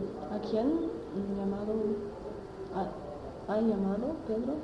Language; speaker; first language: Spanish; non-native, learner; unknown